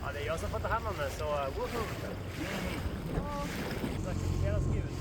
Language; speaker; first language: Swedish; native; Swedish